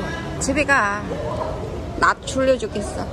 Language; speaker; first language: Korean; non-native, fluent; Cebuano